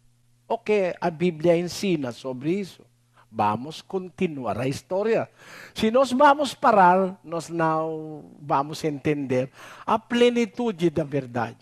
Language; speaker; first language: Portuguese; non-native, learner; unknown